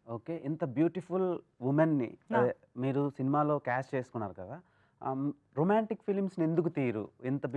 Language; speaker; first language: Telugu; native; Telugu